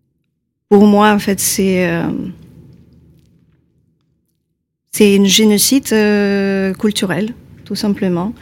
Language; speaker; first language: French; non-native, fluent; Ukrainian